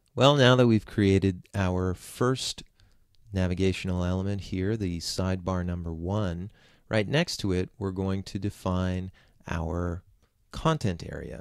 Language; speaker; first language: English; native; English